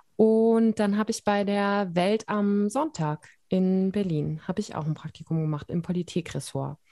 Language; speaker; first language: German; native; German